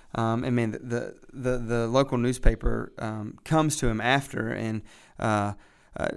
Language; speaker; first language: English; native; English